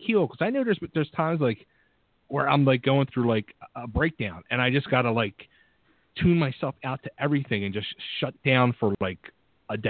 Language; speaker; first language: English; native; English